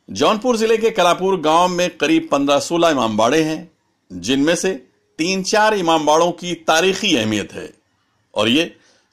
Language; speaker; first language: Urdu; native; Urdu